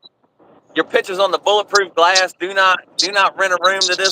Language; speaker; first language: English; native; English